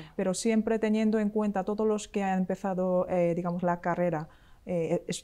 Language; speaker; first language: Spanish; non-native, fluent; Korean